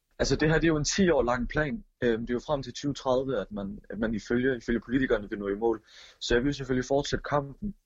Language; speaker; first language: Danish; early bilingual, other home language; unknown